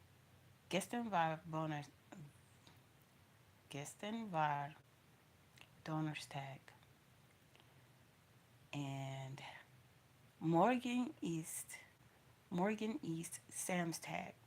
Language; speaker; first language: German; non-native, learner; English